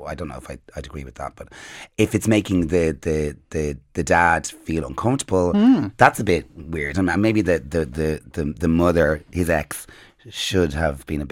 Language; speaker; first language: English; native; English